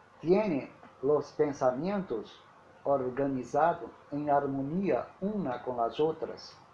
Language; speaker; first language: Spanish; non-native, learner; Portuguese